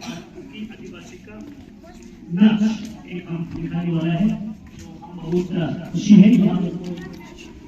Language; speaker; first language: Hindi; non-native, local second language; Thado Chin